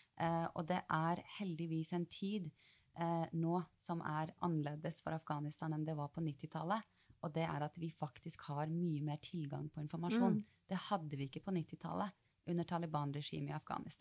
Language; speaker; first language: Norwegian; early bilingual, other home language; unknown